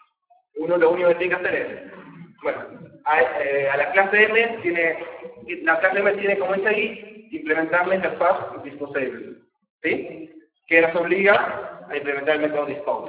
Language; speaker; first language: Spanish; native; Spanish